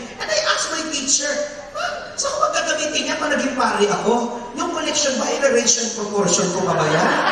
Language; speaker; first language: Filipino; native; Filipino